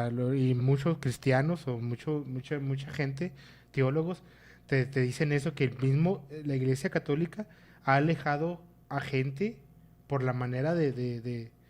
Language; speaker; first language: Spanish; native; Spanish